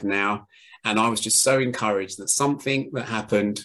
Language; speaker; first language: English; native; English